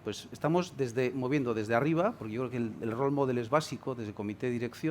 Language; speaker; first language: Spanish; native; Spanish